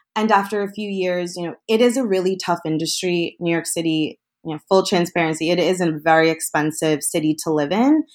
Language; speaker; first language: English; early bilingual, other home language; Spanish